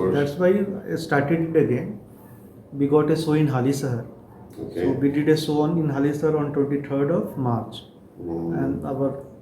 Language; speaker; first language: Bangla; non-native, learner; Hindi